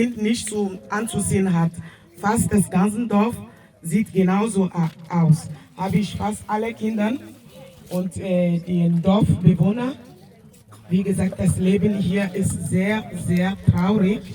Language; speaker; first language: German; non-native, fluent; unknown